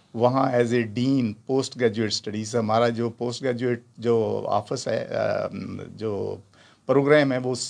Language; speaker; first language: Urdu; non-native, local second language; Punjabi